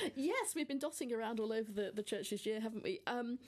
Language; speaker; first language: English; native; English